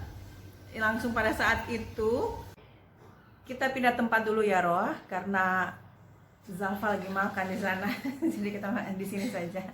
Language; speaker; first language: Indonesian; native; Indonesian